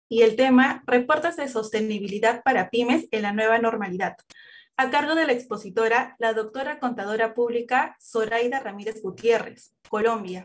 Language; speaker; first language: Spanish; native; Spanish